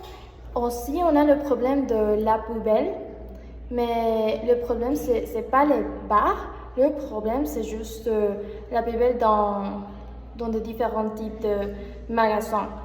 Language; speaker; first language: French; non-native, learner; Spanish